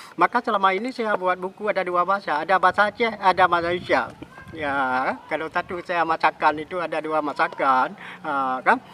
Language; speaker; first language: Malay; non-native, local second language; Achinese